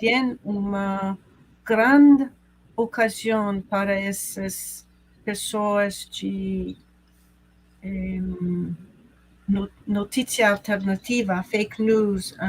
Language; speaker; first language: Portuguese; non-native, learner; English